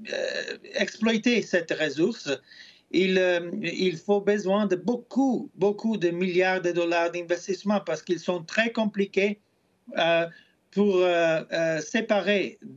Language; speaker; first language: French; non-native, fluent; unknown